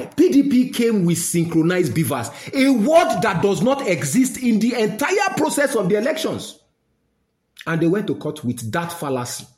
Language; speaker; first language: English; non-native, local second language; Yoruba